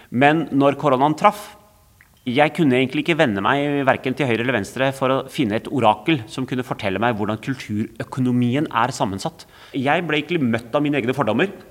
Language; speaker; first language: Norwegian; native; Norwegian